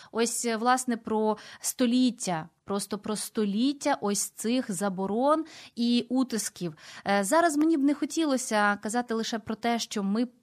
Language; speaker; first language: Ukrainian; native; Ukrainian